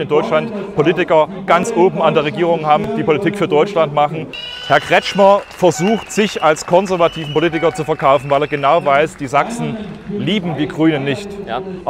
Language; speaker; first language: German; native; German